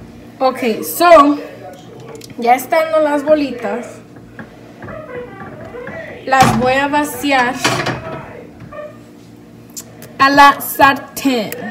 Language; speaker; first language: Spanish; early bilingual, heritage; Spanish